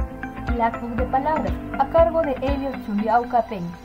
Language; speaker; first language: Spanish; native; Spanish